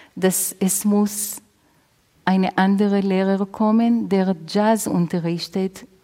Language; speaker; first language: German; non-native, fluent; Hebrew